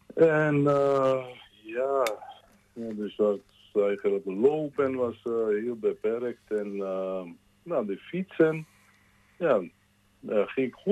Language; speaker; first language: Dutch; non-native, learner; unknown